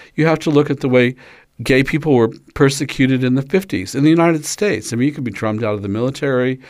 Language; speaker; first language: English; native; English